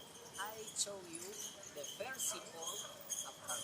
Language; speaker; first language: English; non-native, learner; Spanish